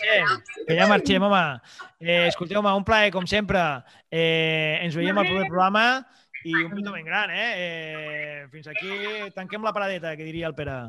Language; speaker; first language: Catalan; native; Catalan